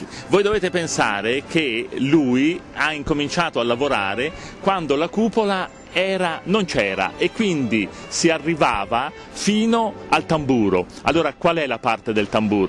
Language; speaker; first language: Italian; native; Italian